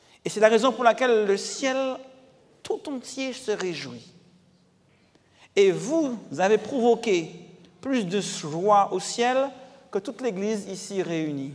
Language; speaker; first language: French; native; French